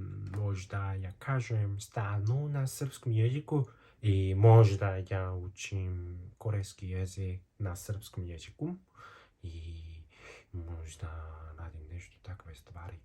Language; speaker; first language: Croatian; non-native, fluent; Korean